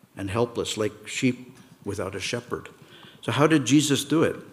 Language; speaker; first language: English; native; English